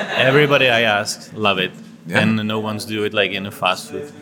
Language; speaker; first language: English; non-native, fluent; Czech